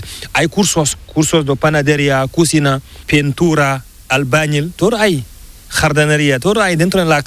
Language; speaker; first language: Spanish; non-native, learner; Fula